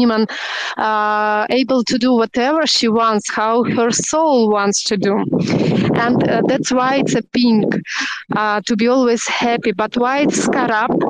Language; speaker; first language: English; non-native, learner; Russian